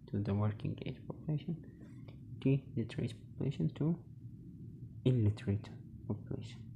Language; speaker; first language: English; non-native, local second language; Amharic